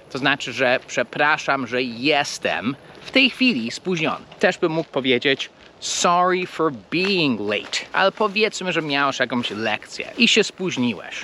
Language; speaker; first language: Polish; early bilingual, heritage; Polish